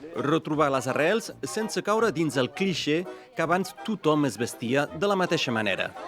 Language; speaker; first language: Catalan; non-native, local second language; French